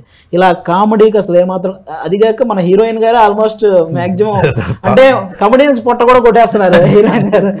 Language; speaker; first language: Telugu; native; Telugu